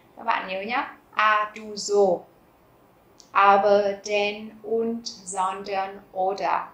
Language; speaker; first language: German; non-native, fluent; Vietnamese